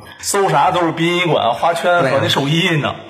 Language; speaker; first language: Chinese; native; Chinese